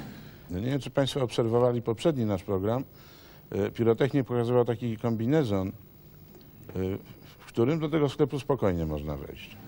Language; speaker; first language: Polish; native; Polish